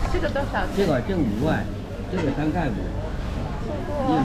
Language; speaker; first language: Chinese; non-native, learner; English